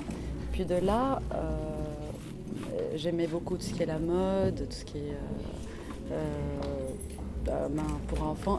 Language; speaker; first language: French; non-native, fluent; Arabic